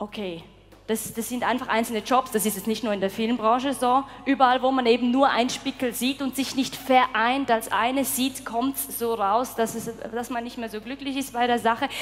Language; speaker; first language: German; native; German